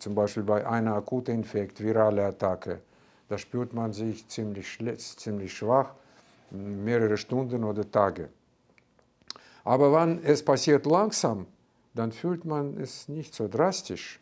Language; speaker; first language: German; non-native, fluent; Russian